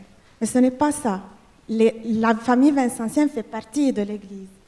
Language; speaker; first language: French; non-native, fluent; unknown